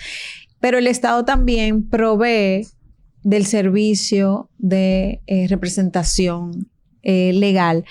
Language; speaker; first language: Spanish; native; Spanish